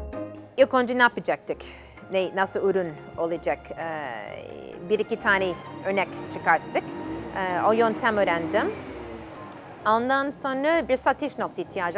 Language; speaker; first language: Turkish; non-native, fluent; English